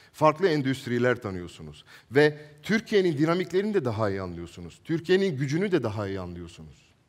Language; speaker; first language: Turkish; non-native, local second language; Italian